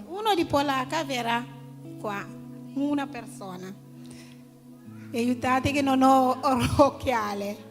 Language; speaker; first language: Italian; non-native, learner; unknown